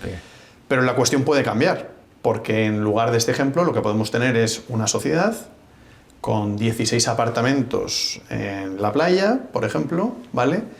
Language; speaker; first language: Spanish; native; Spanish